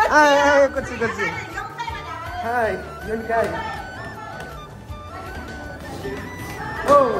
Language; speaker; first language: Japanese; non-native, learner; Nepali